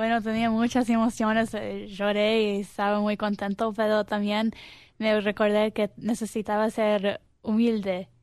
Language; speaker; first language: Spanish; early bilingual, heritage; Spanish